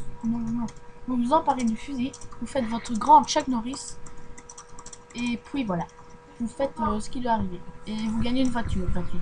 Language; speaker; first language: French; native; French